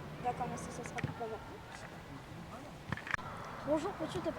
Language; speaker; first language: French; native; French